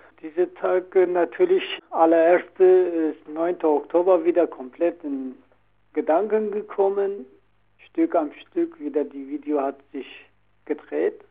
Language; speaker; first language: German; non-native, learner; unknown